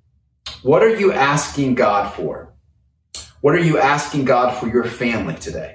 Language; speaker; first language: English; native; English